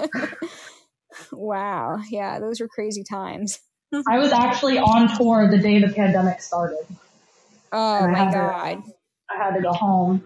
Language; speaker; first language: English; native; English